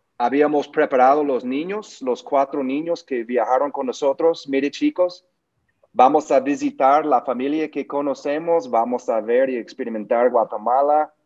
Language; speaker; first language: Spanish; non-native, learner; English